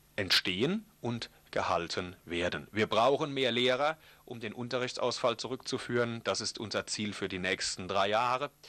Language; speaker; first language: German; native; German